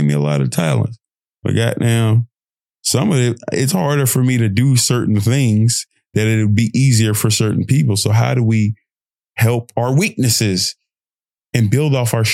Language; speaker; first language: English; native; English